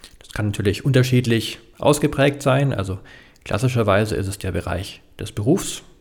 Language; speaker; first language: German; native; German